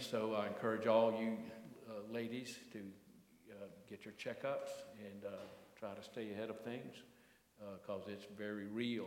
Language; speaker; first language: English; native; English